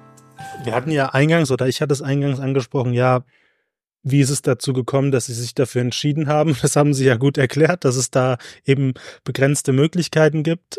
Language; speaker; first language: German; native; German